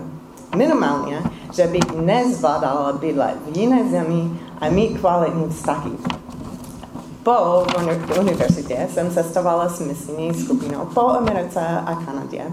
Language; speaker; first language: Czech; non-native, fluent; English